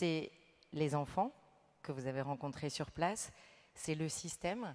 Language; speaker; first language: French; native; French